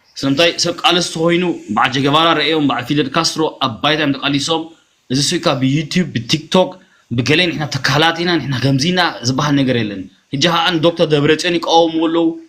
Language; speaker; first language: Tigrinya; early bilingual, heritage; Tigrinya